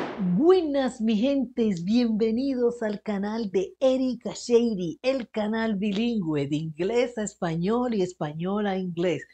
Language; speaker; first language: Spanish; early bilingual, heritage; Spanish